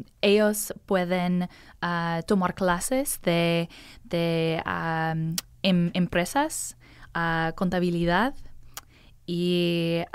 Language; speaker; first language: Spanish; non-native, learner; English